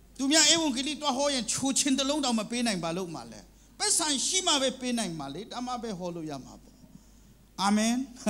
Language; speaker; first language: Burmese; non-native, local second language; Kachin